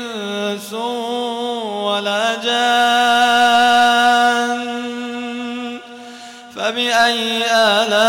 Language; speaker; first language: Arabic; native; Arabic